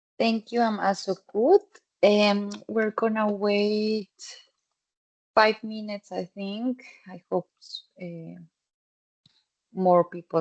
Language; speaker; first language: English; non-native, fluent; Spanish